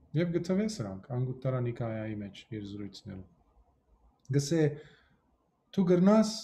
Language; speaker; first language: Armenian; early bilingual, heritage; Armenian